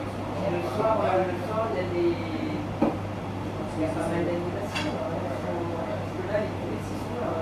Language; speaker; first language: French; native; French